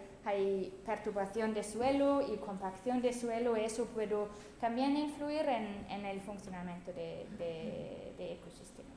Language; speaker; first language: Spanish; non-native, fluent; German